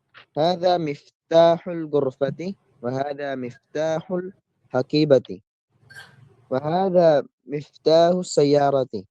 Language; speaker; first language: Arabic; non-native, learner; Filipino